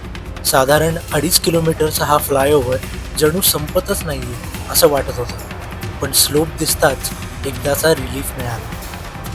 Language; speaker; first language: Marathi; native; Marathi